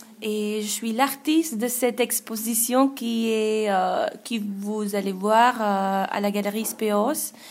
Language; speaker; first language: French; non-native, fluent; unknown